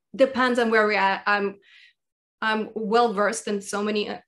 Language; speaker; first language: English; early bilingual, other home language; Russian